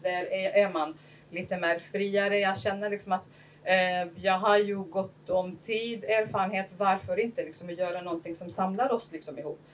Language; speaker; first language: Swedish; non-native, fluent; Arabic